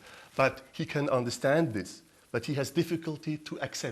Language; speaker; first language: English; non-native, fluent; German